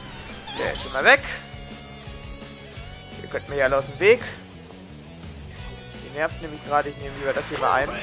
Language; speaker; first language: German; native; German